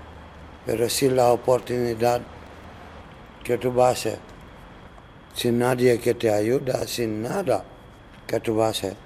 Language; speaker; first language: Spanish; non-native, learner; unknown